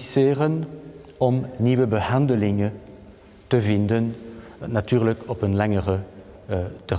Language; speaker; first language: Dutch; non-native, local second language; French